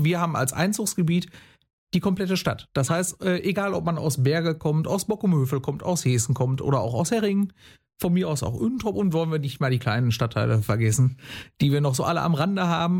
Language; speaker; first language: German; native; German